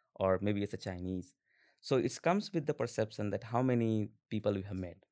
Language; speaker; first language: English; non-native, local second language; Hindi